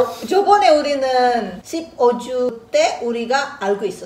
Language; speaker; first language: Korean; non-native, learner; Indonesian